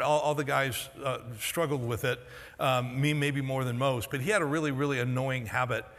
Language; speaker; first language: English; native; English